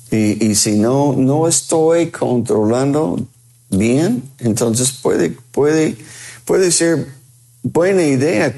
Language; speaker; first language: Spanish; non-native, fluent; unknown